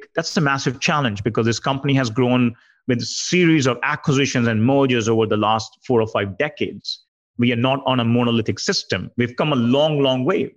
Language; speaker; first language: English; non-native, local second language; Hindi